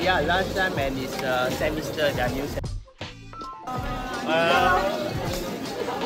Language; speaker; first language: English; non-native, local second language; Malay